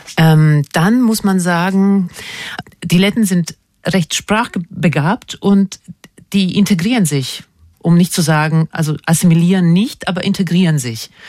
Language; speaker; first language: German; non-native, fluent; Latvian